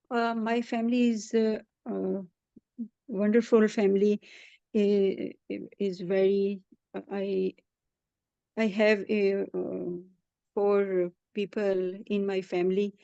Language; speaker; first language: English; non-native, learner; Urdu